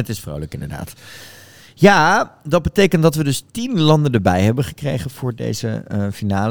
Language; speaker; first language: Dutch; native; Dutch